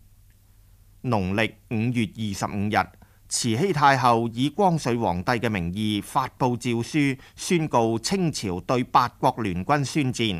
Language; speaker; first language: Chinese; non-native, local second language; Cantonese